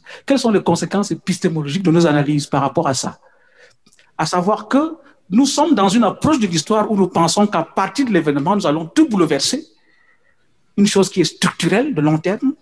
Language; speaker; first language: French; native; French